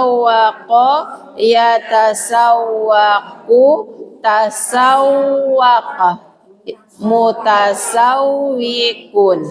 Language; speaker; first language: Arabic; non-native, fluent; Indonesian